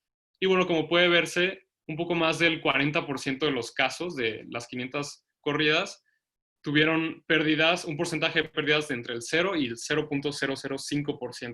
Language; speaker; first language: Spanish; native; Spanish